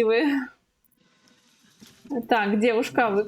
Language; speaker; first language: Russian; native; Russian